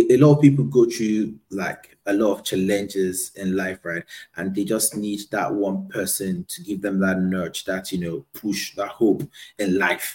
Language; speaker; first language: English; non-native, local second language; Yoruba